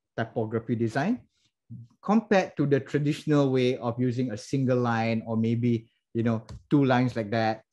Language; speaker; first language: English; non-native, local second language; Malay